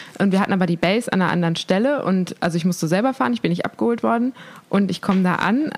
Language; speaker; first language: German; native; German